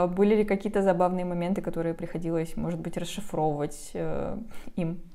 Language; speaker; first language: Russian; native; Russian